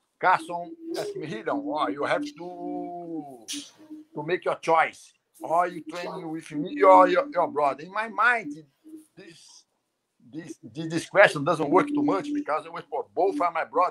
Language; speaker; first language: English; non-native, learner; Portuguese